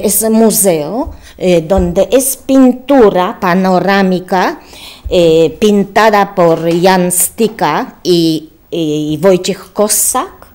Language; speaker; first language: Spanish; non-native, learner; Polish